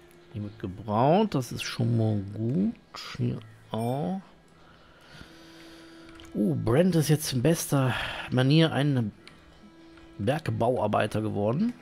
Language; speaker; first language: German; native; German